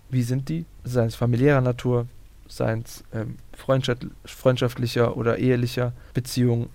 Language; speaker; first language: German; early bilingual, other home language; Bosnian